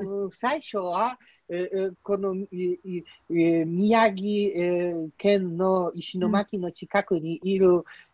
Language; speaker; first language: Japanese; non-native, learner; Polish